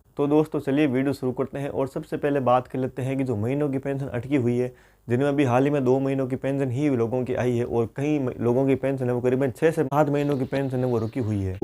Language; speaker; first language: Hindi; non-native, local second language; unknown